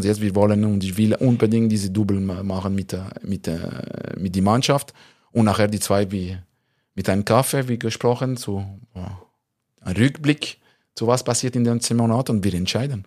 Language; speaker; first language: German; non-native, local second language; French